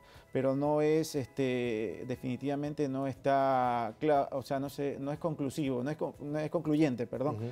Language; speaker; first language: Spanish; native; Spanish